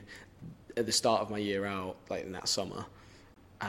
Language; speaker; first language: English; native; English